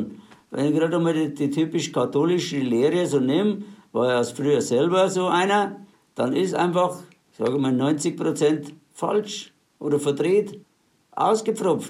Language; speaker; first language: German; native; German